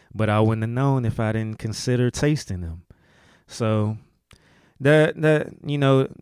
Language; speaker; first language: English; native; English